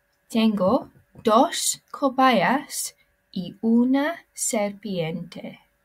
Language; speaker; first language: Spanish; non-native, learner; English